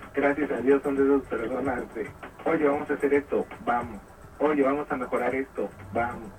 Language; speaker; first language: Spanish; native; Spanish